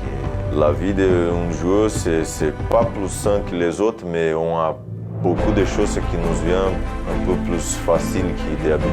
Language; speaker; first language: French; non-native, fluent; Portuguese